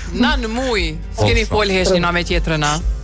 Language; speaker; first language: Albanian; native; Albanian